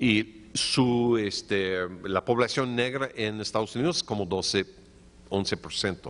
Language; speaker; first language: Spanish; non-native, fluent; English